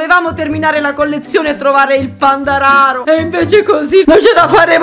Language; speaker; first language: Italian; native; Italian